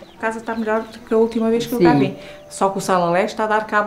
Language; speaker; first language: Portuguese; native; Portuguese